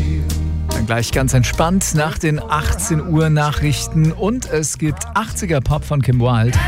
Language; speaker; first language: German; native; German